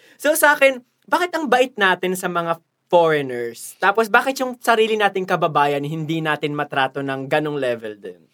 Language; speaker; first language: Filipino; early bilingual, heritage; Filipino